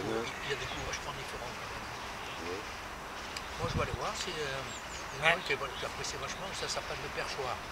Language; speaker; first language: French; native; French